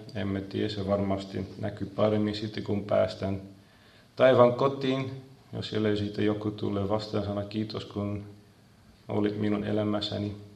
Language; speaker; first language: Finnish; non-native, fluent; Dutch